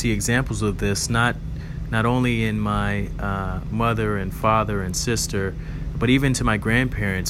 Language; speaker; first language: English; native; English